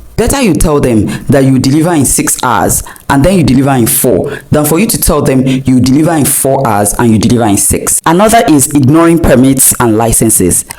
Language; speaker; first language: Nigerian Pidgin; non-native, local second language; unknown